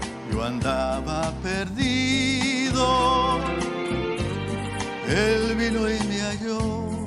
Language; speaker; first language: Spanish; early bilingual, heritage; Spanish